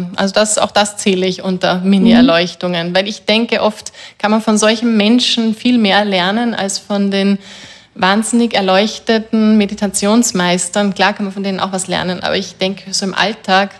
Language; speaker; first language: German; native; German